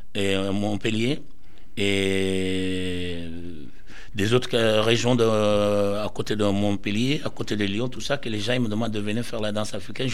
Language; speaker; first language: French; non-native, local second language; Soninke